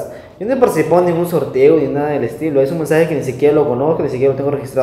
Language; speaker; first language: Spanish; native; Spanish